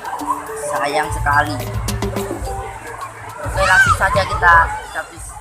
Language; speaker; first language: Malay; non-native, local second language; Javanese